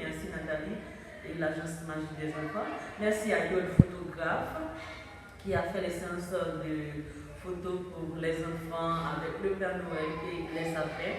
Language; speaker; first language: French; non-native, local second language; Haitian Creole